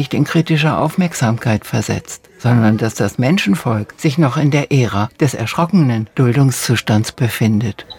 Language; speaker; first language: German; native; German